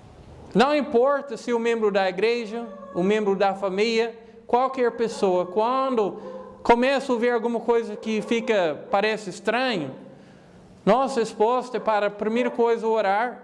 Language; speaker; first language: Portuguese; non-native, fluent; English